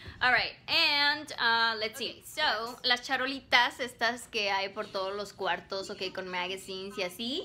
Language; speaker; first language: Spanish; early bilingual, heritage; Spanish